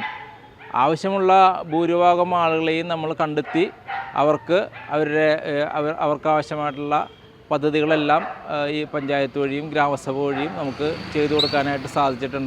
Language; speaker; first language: Malayalam; native; Malayalam